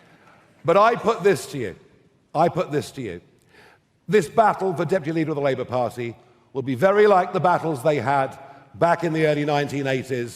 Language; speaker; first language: English; native; English